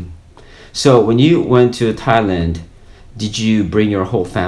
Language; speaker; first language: English; non-native, fluent; Korean